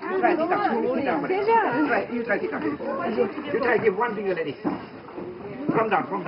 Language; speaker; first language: English; non-native, learner; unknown